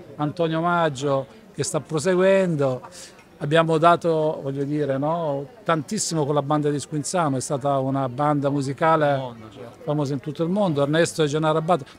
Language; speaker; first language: Italian; native; Italian